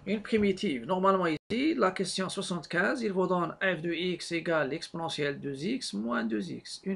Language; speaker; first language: French; non-native, local second language; Arabic